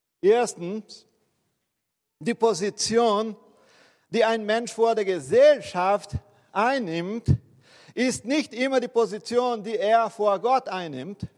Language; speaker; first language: German; non-native, fluent; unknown